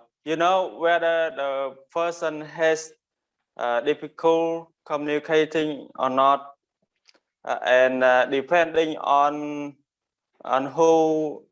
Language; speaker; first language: English; non-native, learner; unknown